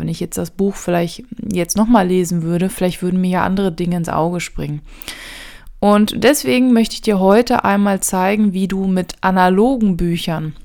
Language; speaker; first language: German; native; German